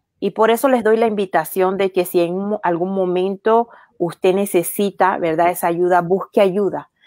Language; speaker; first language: Spanish; native; Spanish